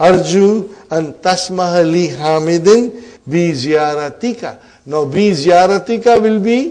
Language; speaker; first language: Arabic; non-native, fluent; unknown